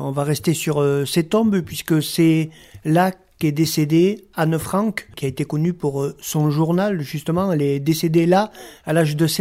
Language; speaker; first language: French; native; French